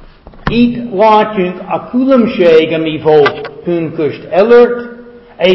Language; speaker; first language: Hungarian; non-native, fluent; English